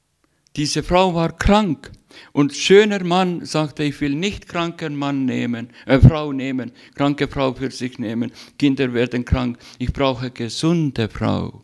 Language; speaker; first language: German; non-native, learner; Russian